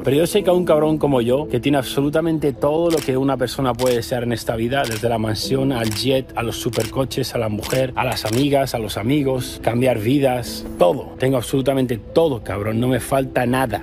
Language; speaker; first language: Spanish; native; Spanish